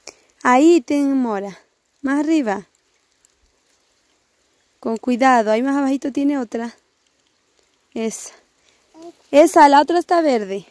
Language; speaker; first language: Spanish; native; Spanish